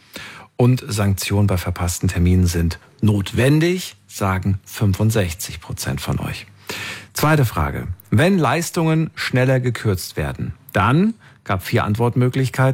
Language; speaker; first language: German; native; German